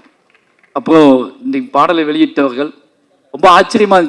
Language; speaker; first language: Tamil; native; Tamil